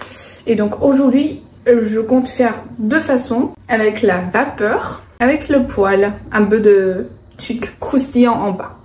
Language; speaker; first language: French; non-native, fluent; Chinese